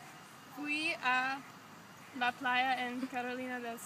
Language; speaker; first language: Spanish; non-native, learner; English